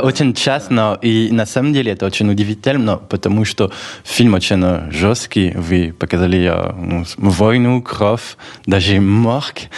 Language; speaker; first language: Russian; non-native, fluent; French